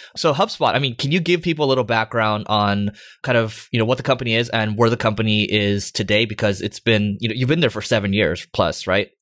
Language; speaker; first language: English; native; English